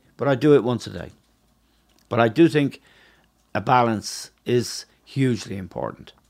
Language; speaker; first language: English; native; English